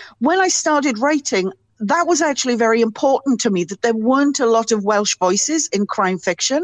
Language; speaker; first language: English; native; English